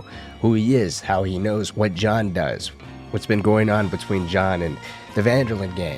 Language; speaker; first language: English; native; English